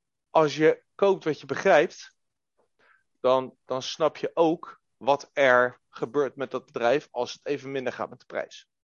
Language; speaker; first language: Dutch; native; Dutch